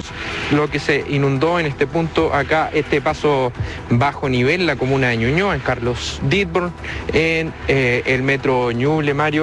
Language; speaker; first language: Spanish; native; Spanish